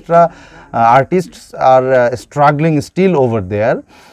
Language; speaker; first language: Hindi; non-native, fluent; Bangla